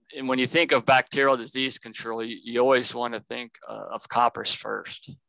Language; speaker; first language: English; native; English